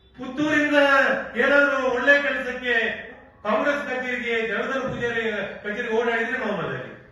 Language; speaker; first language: Kannada; non-native, local second language; Tulu